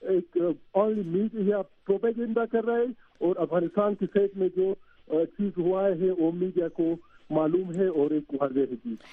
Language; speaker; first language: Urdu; non-native, learner; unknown